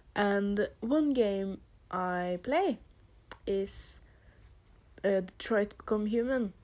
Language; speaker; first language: English; non-native, fluent; Norwegian